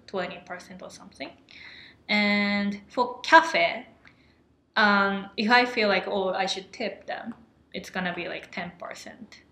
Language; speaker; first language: English; non-native, fluent; Japanese